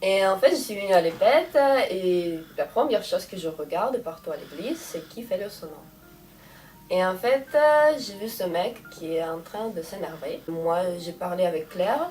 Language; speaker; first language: French; non-native, fluent; Russian